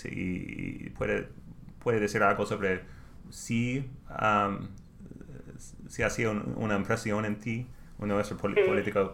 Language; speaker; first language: Spanish; non-native, learner; English